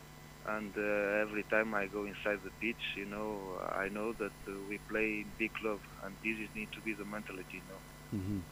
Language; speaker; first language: English; non-native, fluent; Portuguese